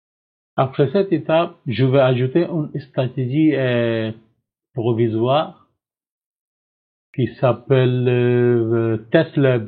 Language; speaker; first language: French; non-native, learner; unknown